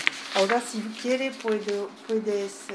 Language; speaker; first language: Spanish; early bilingual, heritage; French